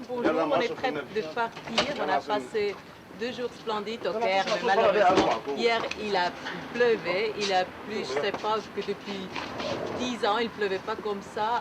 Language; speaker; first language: French; non-native, fluent; Arabic